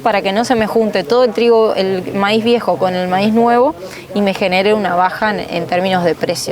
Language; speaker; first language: Spanish; native; Spanish